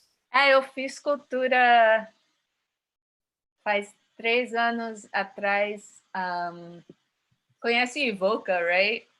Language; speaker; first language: Portuguese; early bilingual, heritage; Portuguese